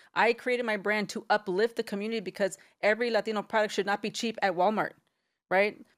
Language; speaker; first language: English; native; English